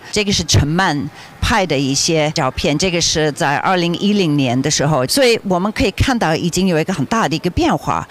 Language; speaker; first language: Chinese; non-native, fluent; English